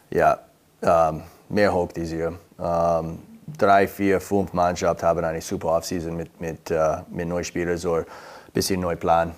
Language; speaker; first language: German; non-native, learner; English